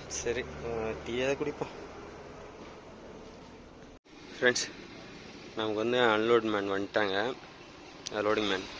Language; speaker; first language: Tamil; native; Tamil